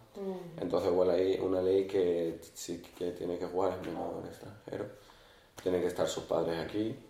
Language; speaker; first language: Spanish; early bilingual, other home language; Arabic